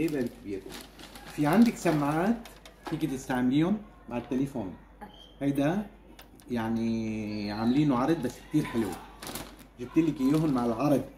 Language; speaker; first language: Arabic; native; Arabic